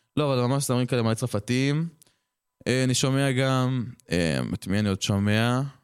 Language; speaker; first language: Hebrew; early bilingual, other home language; French